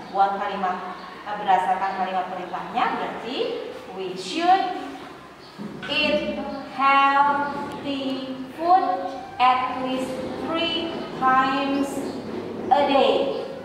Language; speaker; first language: English; non-native, learner; Indonesian